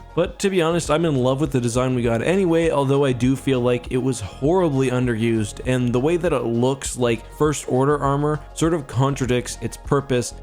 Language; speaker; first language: English; native; English